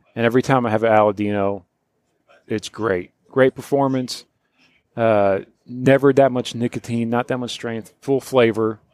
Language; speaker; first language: English; early bilingual, other home language; Polish